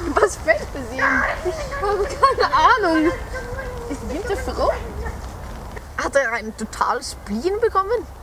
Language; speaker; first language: German; non-native, learner; Norwegian